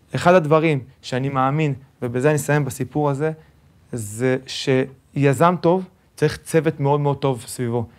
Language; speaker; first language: Hebrew; early bilingual, other home language; Spanish